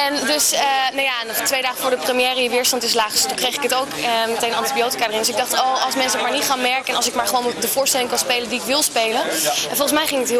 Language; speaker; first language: Dutch; native; Dutch